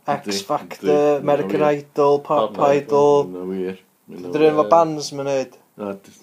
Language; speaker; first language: Welsh; native; Welsh